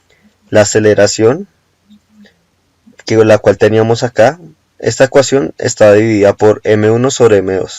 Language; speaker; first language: Spanish; native; Spanish